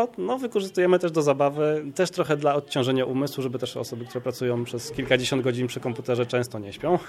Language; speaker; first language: Polish; native; Polish